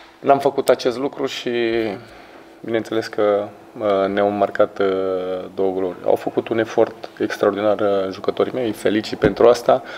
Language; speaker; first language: Romanian; native; Romanian